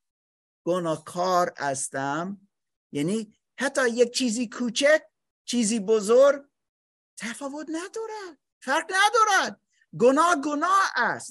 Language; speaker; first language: Persian; non-native, fluent; English